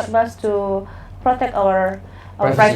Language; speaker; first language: English; non-native, learner; Indonesian